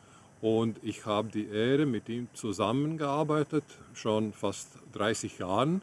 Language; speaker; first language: German; non-native, learner; Latvian